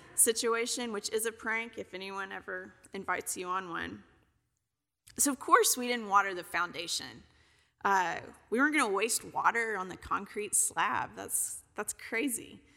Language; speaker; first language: English; native; English